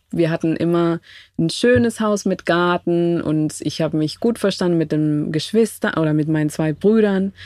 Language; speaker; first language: German; non-native, fluent; Spanish